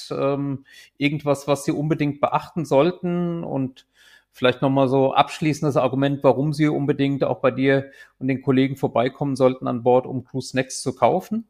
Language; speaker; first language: German; native; German